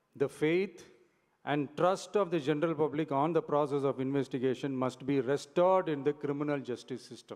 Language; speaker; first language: English; non-native, local second language; Tamil